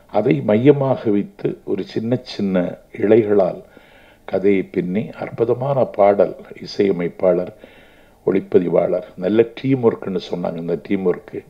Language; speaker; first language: Tamil; native; Tamil